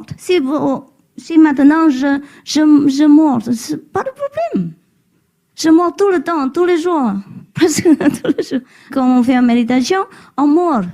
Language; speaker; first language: French; non-native, learner; Chinese